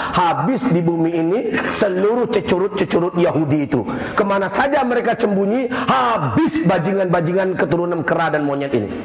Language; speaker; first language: Indonesian; non-native, local second language; Minangkabau